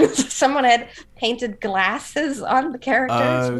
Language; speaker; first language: English; non-native, fluent; German